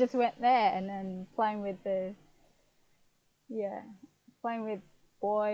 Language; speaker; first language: English; non-native, fluent; Japanese